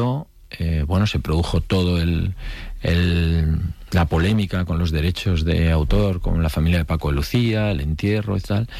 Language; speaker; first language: Spanish; native; Spanish